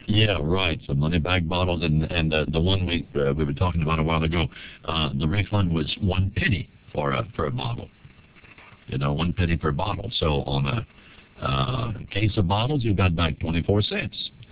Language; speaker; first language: English; early bilingual, other home language; French